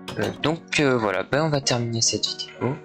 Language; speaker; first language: French; native; French